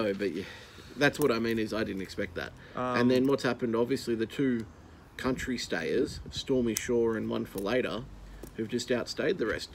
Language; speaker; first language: English; native; English